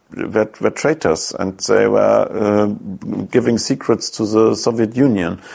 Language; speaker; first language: English; non-native, fluent; German